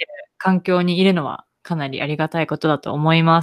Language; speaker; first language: Japanese; native; Japanese